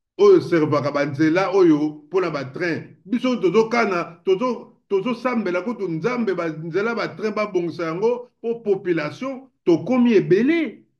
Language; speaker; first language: Lingala; native; Lingala